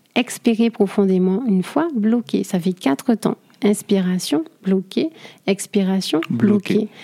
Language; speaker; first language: French; native; French